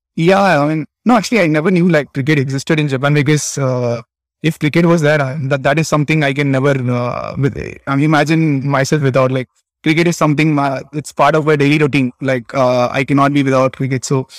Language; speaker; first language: English; non-native, local second language; Tamil